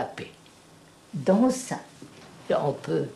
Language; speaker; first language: French; non-native, fluent; Telugu